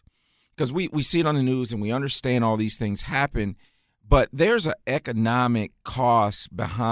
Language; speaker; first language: English; native; English